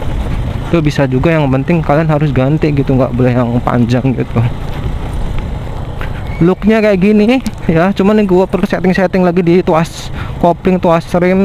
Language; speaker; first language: Indonesian; native; Indonesian